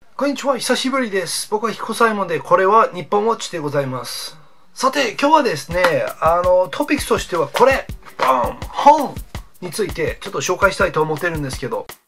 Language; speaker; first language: Japanese; non-native, fluent; English